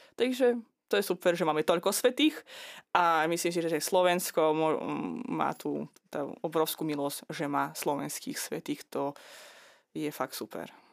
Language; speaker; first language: Slovak; non-native, fluent; Azerbaijani